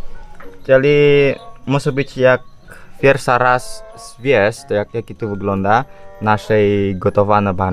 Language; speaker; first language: Polish; non-native, learner; Balinese